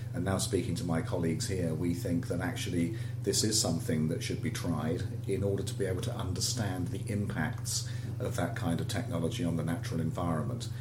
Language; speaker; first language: English; native; English